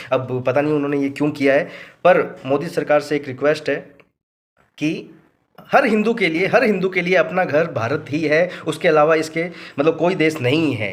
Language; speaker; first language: Hindi; native; Hindi